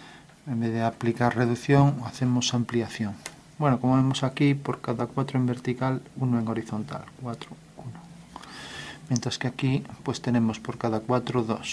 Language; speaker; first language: Spanish; native; Spanish